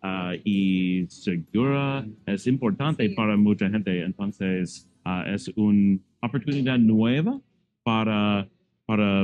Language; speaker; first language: Spanish; non-native, learner; English